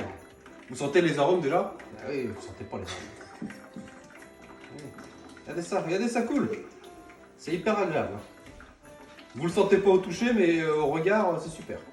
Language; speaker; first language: French; native; French